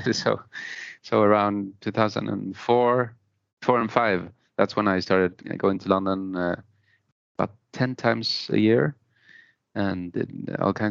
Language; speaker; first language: English; non-native, fluent; Spanish